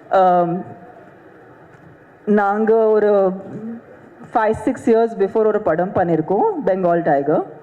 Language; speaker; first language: Tamil; non-native, fluent; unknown